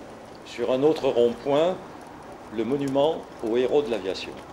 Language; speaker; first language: French; native; French